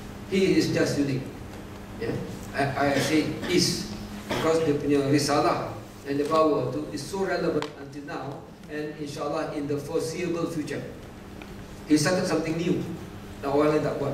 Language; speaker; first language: English; non-native, local second language; Malay